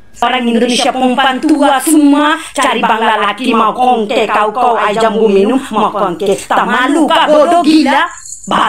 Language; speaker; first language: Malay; non-native, learner; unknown